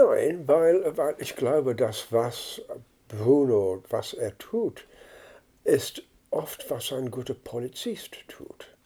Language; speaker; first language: German; non-native, learner; English